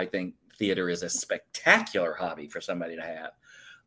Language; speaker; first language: English; native; English